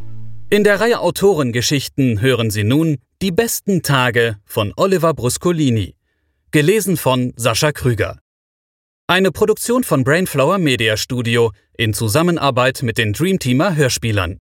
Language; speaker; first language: German; native; German